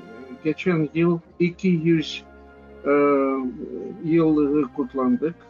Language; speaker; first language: Turkish; non-native, fluent; Russian